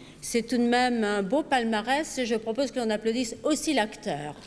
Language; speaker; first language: French; native; French